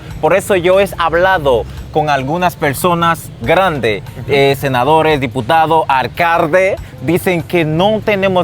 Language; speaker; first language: Spanish; non-native, fluent; Haitian Creole